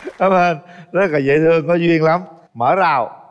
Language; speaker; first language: Vietnamese; native; Vietnamese